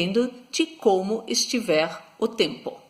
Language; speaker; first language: Portuguese; non-native, fluent; German